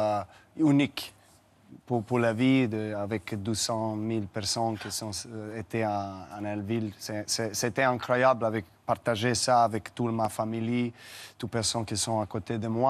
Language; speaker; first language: French; non-native, learner; Serbian